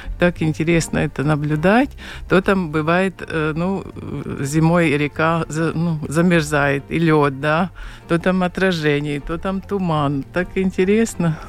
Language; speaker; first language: Russian; non-native, local second language; Latvian